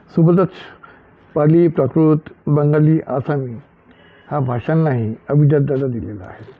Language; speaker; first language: Marathi; native; Marathi